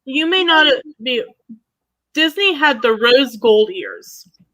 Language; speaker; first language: English; native; English